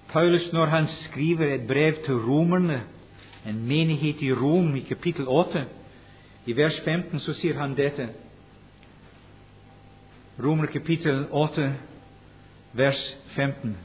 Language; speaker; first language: Norwegian; non-native, fluent; English